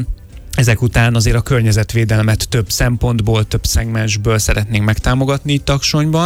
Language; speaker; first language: Hungarian; native; Hungarian